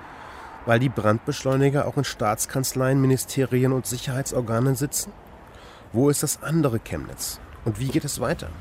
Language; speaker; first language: German; native; German